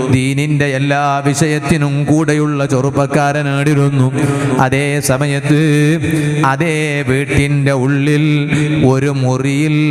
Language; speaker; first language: Malayalam; non-native, local second language; Kannada